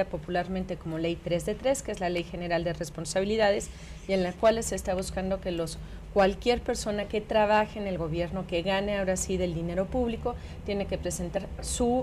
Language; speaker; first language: Spanish; native; Spanish